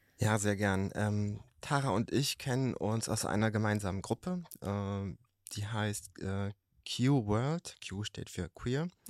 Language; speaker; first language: German; native; German